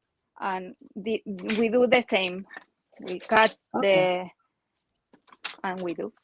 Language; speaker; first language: English; non-native, learner; Spanish